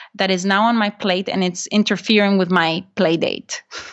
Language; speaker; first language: English; non-native, fluent; Spanish